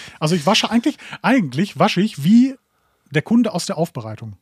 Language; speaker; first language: German; native; German